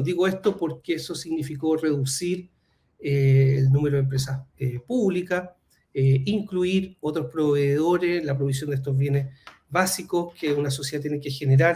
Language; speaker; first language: Spanish; native; Spanish